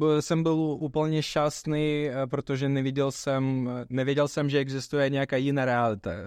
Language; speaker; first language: Czech; non-native, fluent; Russian